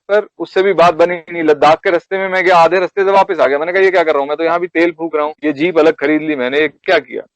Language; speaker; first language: Hindi; native; Hindi